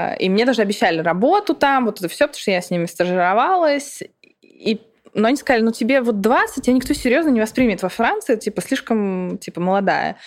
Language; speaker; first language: Russian; early bilingual, other home language; Serbian